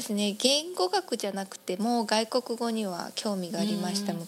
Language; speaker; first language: Japanese; native; Japanese